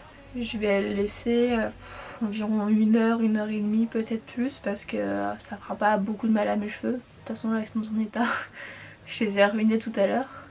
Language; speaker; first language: French; native; French